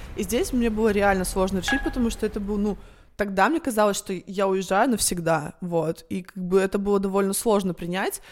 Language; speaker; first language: Russian; native; Russian